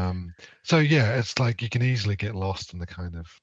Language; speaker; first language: English; native; English